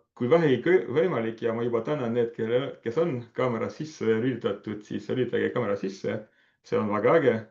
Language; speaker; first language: Estonian; non-native, fluent; French